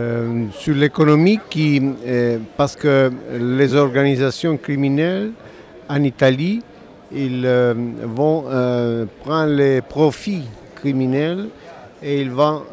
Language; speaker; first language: French; non-native, learner; Italian